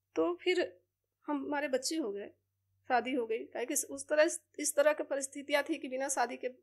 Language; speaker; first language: Hindi; native; Hindi